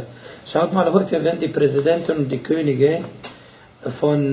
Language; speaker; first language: German; non-native, fluent; Arabic